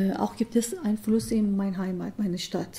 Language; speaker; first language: German; non-native, learner; Persian